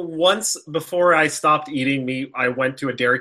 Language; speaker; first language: English; native; English